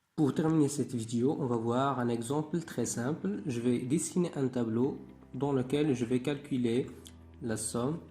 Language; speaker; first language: French; non-native, local second language; Arabic